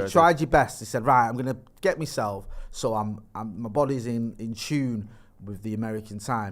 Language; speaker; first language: English; native; English